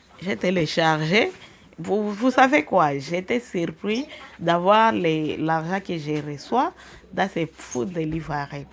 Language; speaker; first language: French; non-native, local second language; Swahili